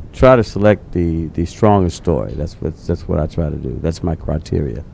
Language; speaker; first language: English; native; English